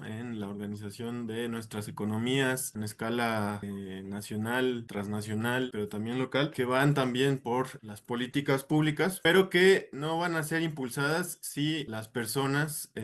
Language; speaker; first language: Spanish; native; Spanish